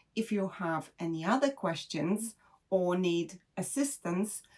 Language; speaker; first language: English; non-native, fluent; Polish